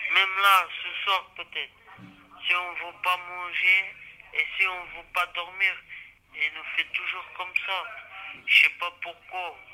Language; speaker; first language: French; non-native, learner; Romanian